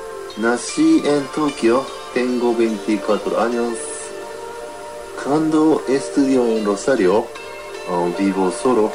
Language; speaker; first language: Spanish; non-native, learner; Japanese